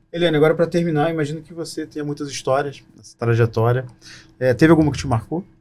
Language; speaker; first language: Portuguese; native; Portuguese